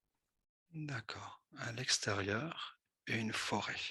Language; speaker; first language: French; native; French